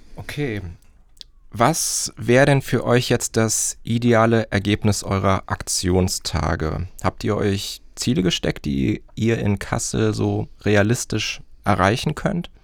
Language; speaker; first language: German; native; German